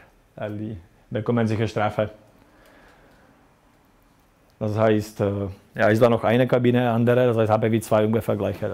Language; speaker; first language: German; non-native, fluent; Czech